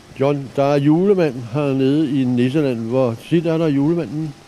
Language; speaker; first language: Danish; native; Danish